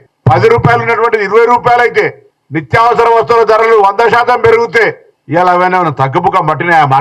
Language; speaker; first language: Telugu; native; Telugu